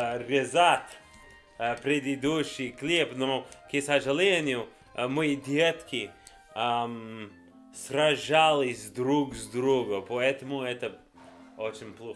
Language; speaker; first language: Russian; non-native, learner; English